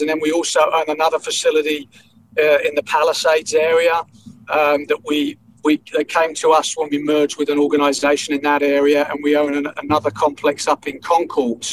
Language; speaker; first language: English; native; English